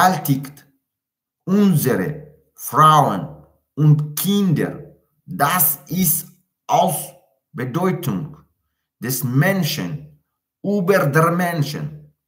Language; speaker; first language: German; non-native, learner; Tajik